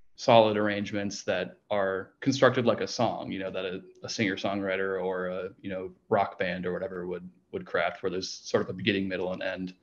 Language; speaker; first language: English; native; English